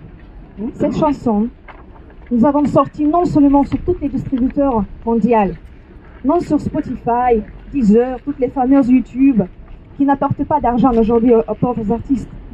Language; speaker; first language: French; non-native, fluent; Russian